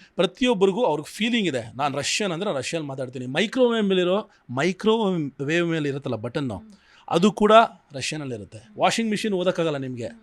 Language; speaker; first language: Kannada; native; Kannada